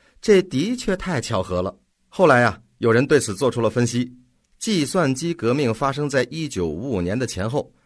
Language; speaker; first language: Chinese; native; Chinese